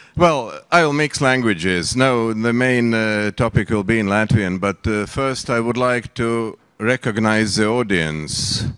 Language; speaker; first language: English; non-native, learner; Latvian